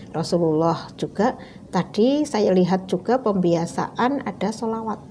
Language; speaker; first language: Indonesian; native; Indonesian